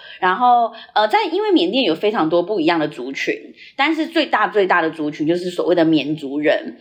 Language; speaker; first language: Chinese; early bilingual, heritage; Chinese